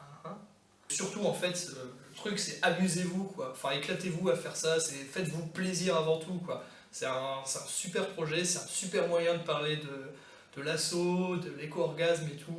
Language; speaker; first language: French; native; French